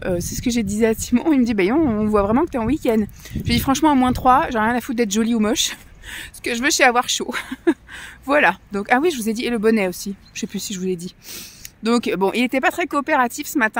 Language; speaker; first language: French; native; French